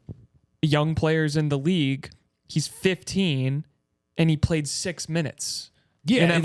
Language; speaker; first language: English; native; English